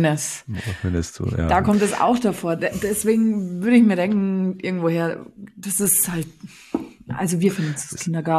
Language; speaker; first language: German; native; German